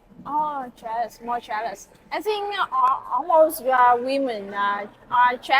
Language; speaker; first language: English; non-native, learner; Vietnamese